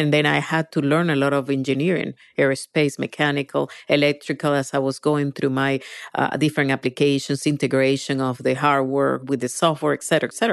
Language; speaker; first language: English; non-native, fluent; Spanish